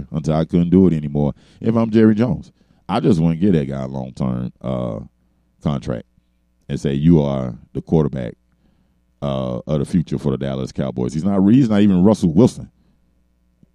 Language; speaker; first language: English; native; English